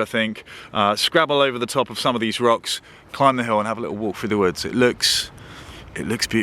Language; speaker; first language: English; native; English